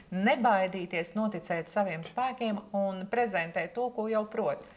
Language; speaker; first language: Latvian; native; Latvian